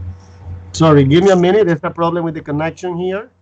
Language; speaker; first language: English; non-native, fluent; Spanish